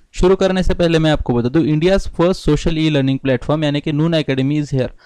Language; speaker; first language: Hindi; non-native, local second language; Marathi